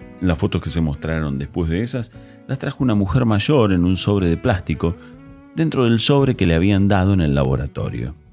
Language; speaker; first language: Spanish; native; Spanish